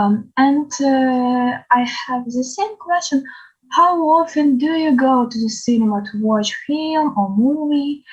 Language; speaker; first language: English; non-native, learner; Ukrainian